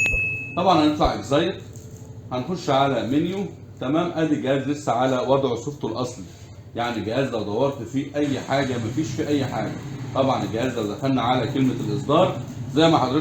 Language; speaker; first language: Arabic; native; Arabic